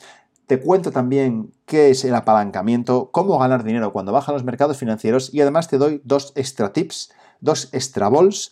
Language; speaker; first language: Spanish; native; Spanish